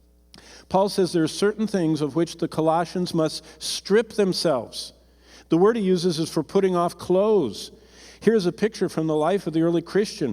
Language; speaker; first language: English; native; English